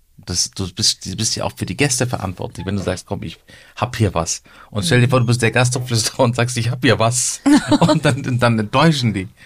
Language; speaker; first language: German; early bilingual, other home language; Turkish